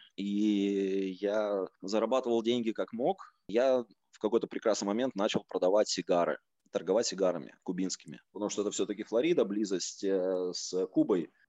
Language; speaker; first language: Russian; native; Russian